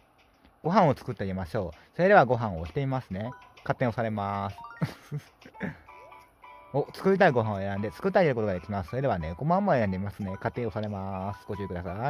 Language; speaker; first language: Japanese; native; Japanese